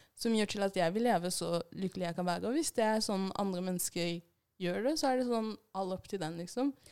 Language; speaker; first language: Norwegian; early bilingual, other home language; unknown